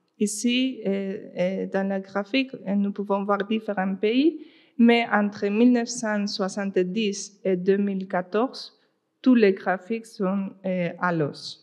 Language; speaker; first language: French; non-native, fluent; Spanish